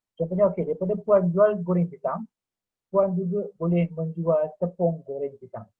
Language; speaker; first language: Malay; native; Malay